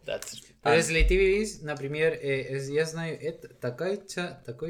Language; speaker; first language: Russian; non-native, learner; Spanish